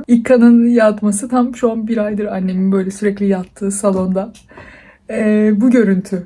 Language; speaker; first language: Turkish; early bilingual, other home language; Persian